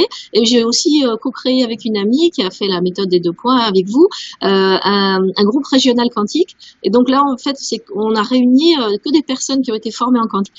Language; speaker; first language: French; native; French